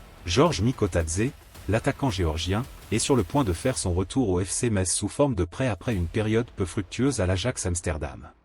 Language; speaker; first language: French; native; French